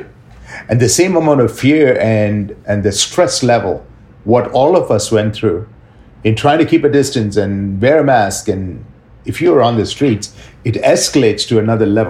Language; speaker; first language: English; non-native, local second language; Tamil